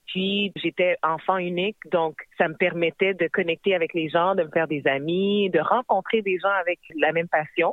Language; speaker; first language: French; native; French